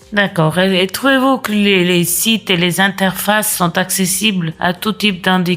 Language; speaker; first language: French; native; French